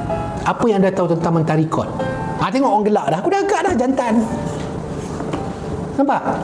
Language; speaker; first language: Malay; native; Malay